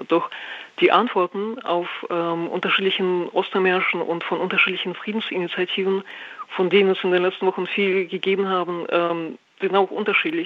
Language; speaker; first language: German; non-native, fluent; Russian